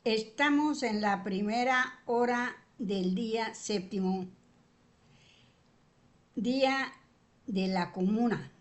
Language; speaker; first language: Spanish; native; Spanish